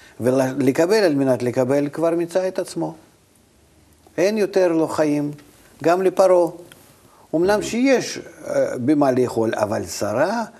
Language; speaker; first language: Hebrew; non-native, fluent; Russian